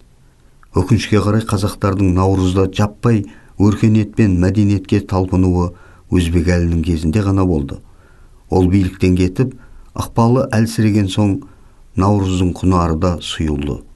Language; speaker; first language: Kazakh; native; Kazakh